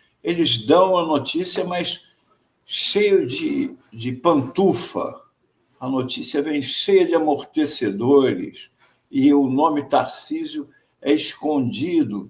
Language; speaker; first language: Portuguese; native; Portuguese